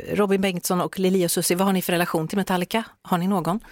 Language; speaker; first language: Swedish; native; Swedish